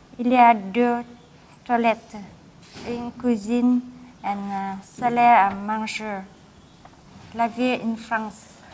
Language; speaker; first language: French; non-native, learner; Vietnamese